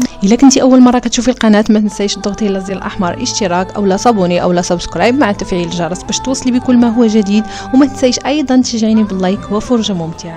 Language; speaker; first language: Arabic; native; Arabic